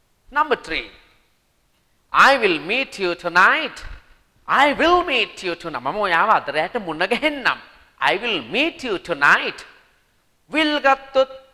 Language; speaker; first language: English; non-native, local second language; Sinhala